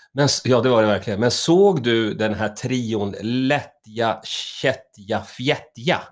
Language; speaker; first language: Swedish; native; Swedish